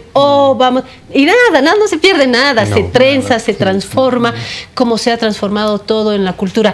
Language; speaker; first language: Spanish; native; Spanish